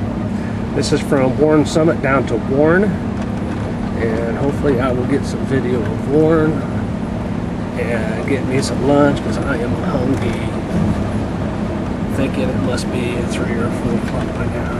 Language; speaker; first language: English; native; English